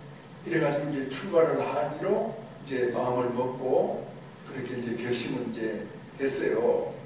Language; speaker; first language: Korean; native; Korean